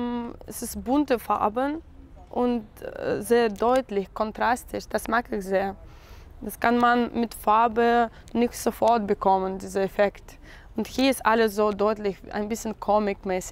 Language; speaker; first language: German; non-native, learner; Russian